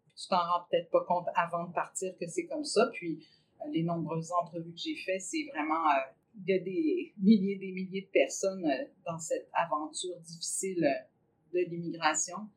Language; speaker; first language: French; native; French